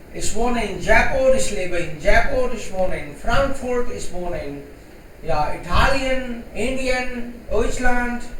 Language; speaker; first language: German; non-native, fluent; Hindi